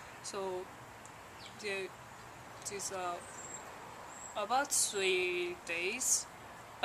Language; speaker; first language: English; non-native, learner; Japanese